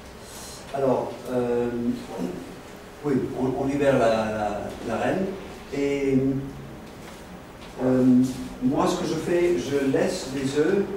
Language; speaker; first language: French; non-native, fluent; Dutch